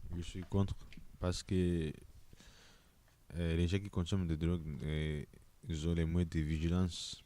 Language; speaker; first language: French; non-native, learner; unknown